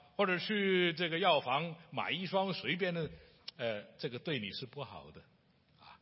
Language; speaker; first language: Chinese; non-native, local second language; Cantonese